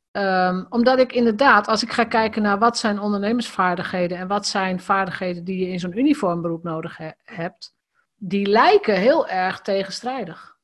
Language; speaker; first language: Dutch; native; Dutch